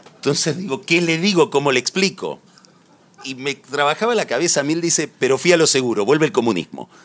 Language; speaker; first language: Spanish; native; Spanish